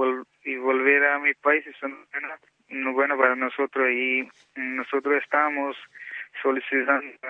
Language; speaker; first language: Spanish; non-native, learner; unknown